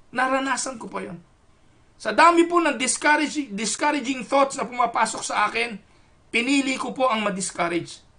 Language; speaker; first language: Filipino; native; Filipino